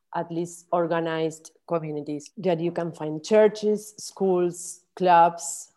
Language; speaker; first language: English; non-native, fluent; Spanish